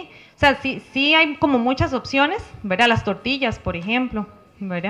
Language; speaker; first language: Spanish; native; Spanish